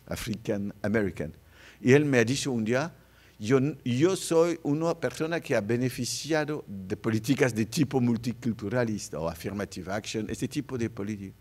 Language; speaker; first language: Spanish; non-native, fluent; French